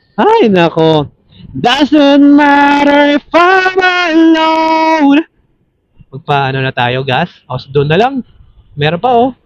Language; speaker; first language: Filipino; non-native, local second language; Cebuano